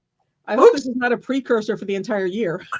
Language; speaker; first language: English; native; English